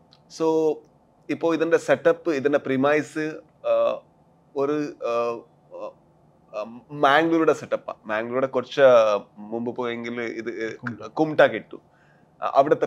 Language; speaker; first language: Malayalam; non-native, learner; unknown